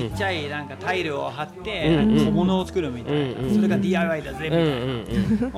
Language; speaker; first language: Japanese; non-native, fluent; Danish